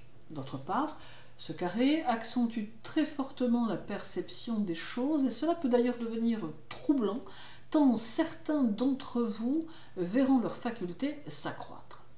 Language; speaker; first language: French; native; French